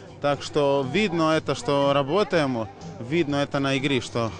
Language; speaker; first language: Russian; non-native, fluent; Croatian